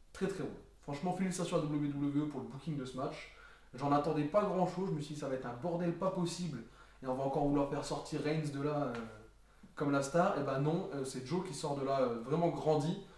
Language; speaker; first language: French; native; French